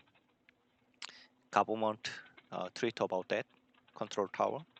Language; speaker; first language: English; non-native, learner; Korean